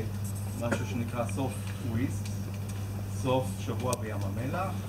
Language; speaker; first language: Hebrew; native; Hebrew